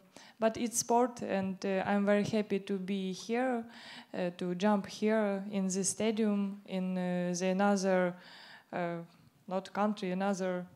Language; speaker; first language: English; non-native, learner; Ukrainian